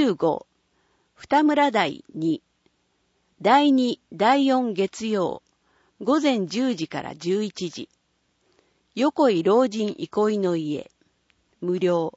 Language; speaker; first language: Japanese; native; Japanese